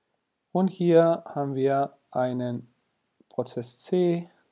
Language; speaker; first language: German; non-native, fluent; Spanish